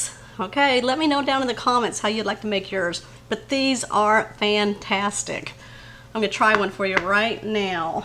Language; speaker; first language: English; native; English